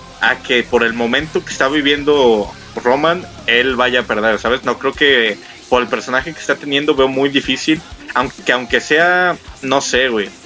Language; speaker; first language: Spanish; native; Spanish